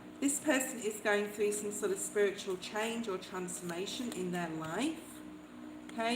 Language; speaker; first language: English; native; English